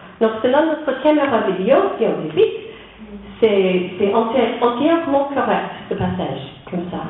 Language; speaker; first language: French; non-native, learner; English